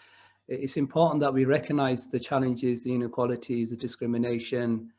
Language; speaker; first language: English; native; English